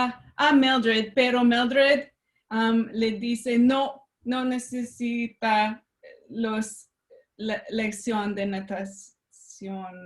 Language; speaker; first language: Spanish; non-native, learner; French